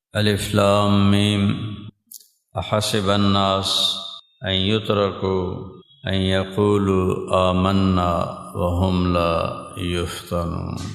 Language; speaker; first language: Urdu; non-native, local second language; Punjabi